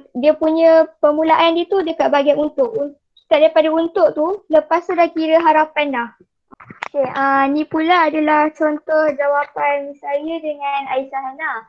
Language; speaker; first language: Malay; native; Malay